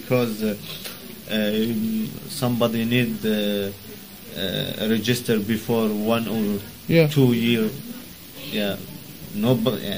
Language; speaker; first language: English; non-native, learner; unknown